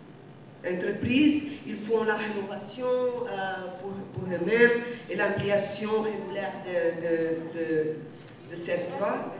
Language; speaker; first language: French; non-native, fluent; Portuguese